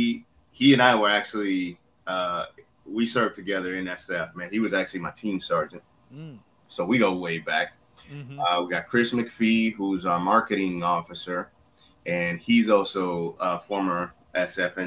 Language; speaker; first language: English; early bilingual, other home language; Spanish